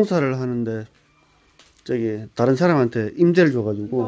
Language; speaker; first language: Korean; native; Korean